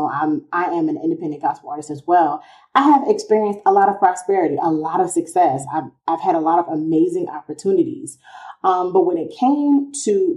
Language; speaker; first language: English; native; English